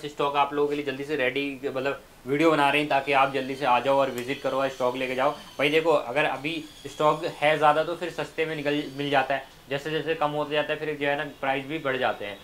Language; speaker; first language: Hindi; native; Hindi